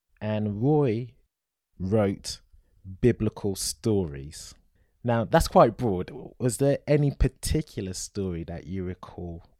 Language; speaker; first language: English; native; English